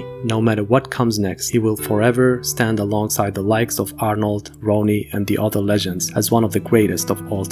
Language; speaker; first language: English; native; English